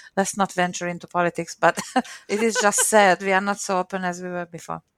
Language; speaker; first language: English; non-native, fluent; Hungarian